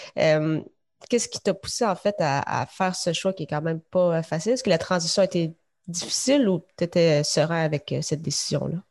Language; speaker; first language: French; native; French